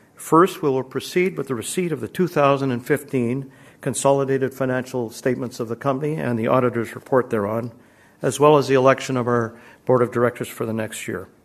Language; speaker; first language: English; native; English